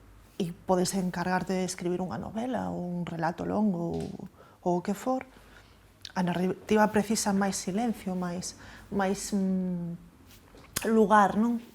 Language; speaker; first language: Galician; native; Galician